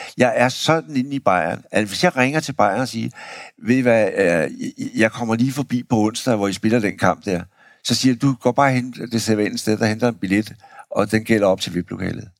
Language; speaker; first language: Danish; native; Danish